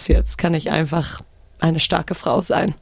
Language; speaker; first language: German; early bilingual, heritage; German